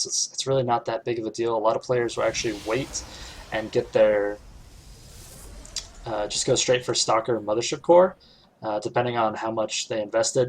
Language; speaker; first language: English; native; English